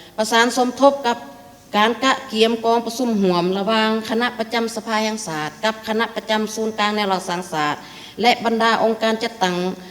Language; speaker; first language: Lao; native; Lao